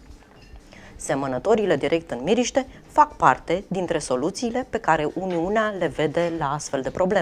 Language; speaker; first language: Romanian; native; Romanian